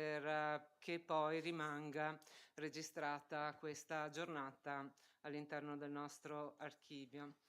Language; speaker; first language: Italian; native; Italian